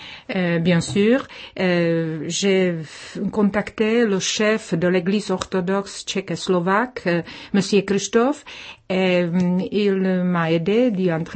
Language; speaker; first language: French; non-native, fluent; Czech